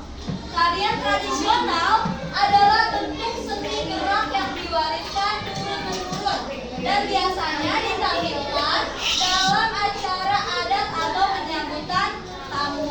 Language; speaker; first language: Indonesian; native; Indonesian